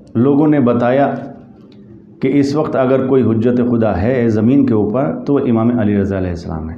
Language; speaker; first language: Urdu; native; Urdu